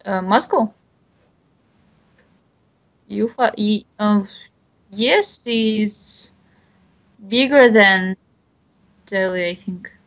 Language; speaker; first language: English; non-native, learner; Bashkir